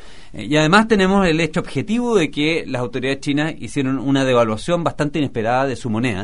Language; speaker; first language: Spanish; native; Spanish